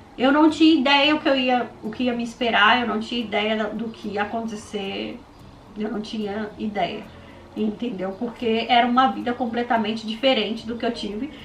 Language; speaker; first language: Portuguese; native; Portuguese